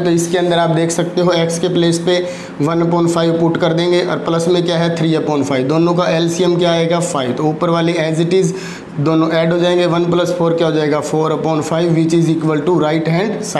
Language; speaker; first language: Hindi; native; Hindi